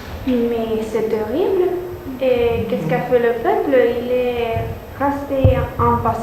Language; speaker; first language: French; non-native, learner; Spanish